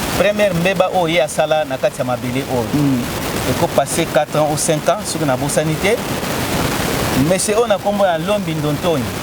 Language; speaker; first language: Lingala; non-native, local second language; Kongo